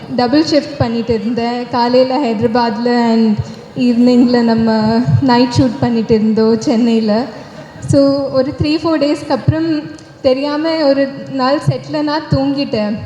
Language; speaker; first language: Tamil; non-native, learner; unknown